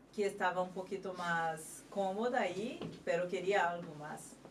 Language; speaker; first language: Spanish; non-native, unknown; Portuguese